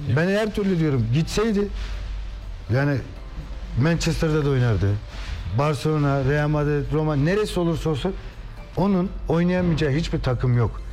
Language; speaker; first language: Turkish; native; Turkish